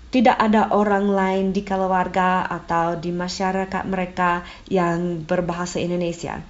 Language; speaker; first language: Indonesian; non-native, fluent; English